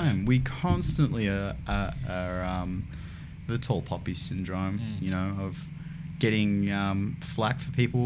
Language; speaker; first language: English; native; English